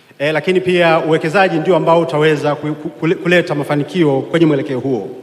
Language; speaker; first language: Swahili; native; Swahili